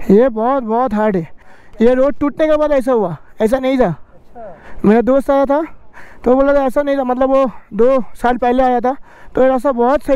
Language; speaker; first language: Hindi; non-native, local second language; Bangla